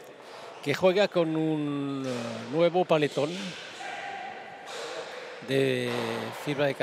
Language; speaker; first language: Spanish; non-native, fluent; French